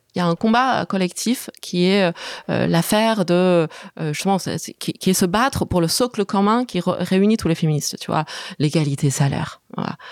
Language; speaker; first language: French; early bilingual, other home language; Chinese